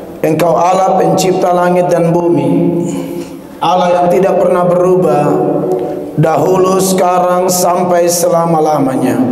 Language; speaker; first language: Indonesian; native; Indonesian